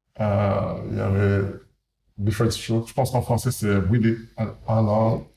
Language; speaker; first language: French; non-native, fluent; English